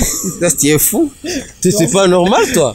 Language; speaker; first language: French; non-native, local second language; Rundi